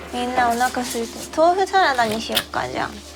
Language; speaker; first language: Japanese; native; Japanese